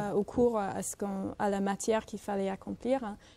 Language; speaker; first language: French; non-native, fluent; English